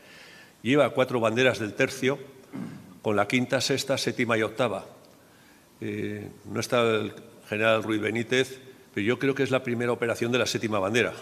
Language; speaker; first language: Spanish; native; Spanish